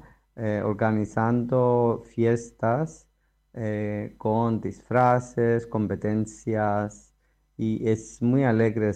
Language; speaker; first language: Spanish; non-native, fluent; Greek